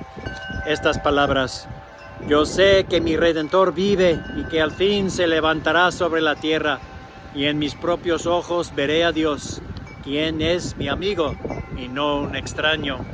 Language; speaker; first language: Spanish; non-native, fluent; English